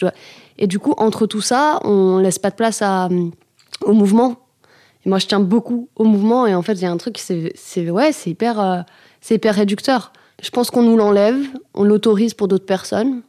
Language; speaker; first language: French; native; French